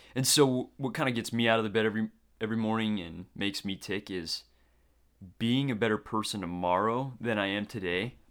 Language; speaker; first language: English; native; English